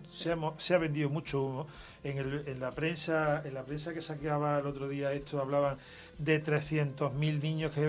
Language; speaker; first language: Spanish; native; Spanish